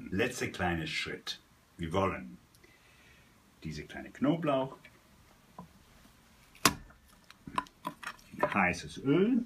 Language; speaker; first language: German; non-native, fluent; Italian